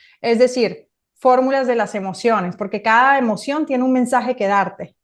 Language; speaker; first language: Spanish; native; Spanish